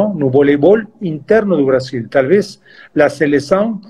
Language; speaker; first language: Portuguese; non-native, fluent; Spanish